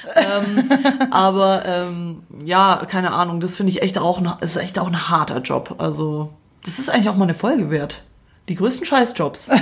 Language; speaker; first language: German; non-native, fluent; Croatian